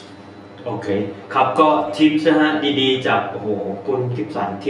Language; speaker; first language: Thai; native; Thai